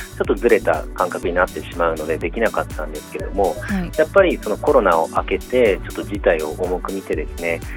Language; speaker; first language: Japanese; native; Japanese